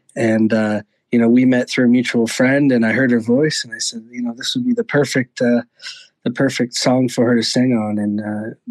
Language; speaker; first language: English; native; English